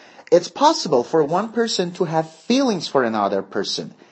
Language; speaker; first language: English; non-native, fluent; Persian